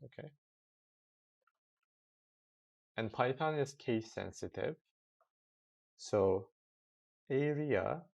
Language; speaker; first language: English; non-native, fluent; Turkish